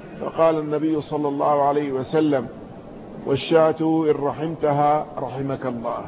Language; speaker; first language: Arabic; native; Arabic